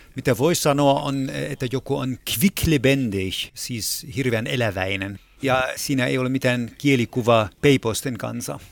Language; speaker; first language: Finnish; non-native, fluent; German